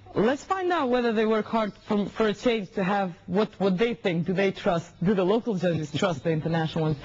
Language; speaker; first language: English; non-native, fluent; Albanian